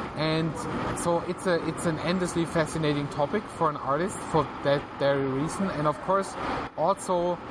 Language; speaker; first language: English; non-native, fluent; German